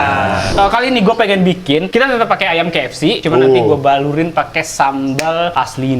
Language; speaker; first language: Indonesian; native; Indonesian